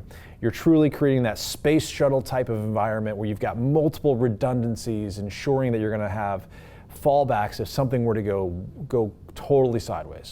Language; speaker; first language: English; native; English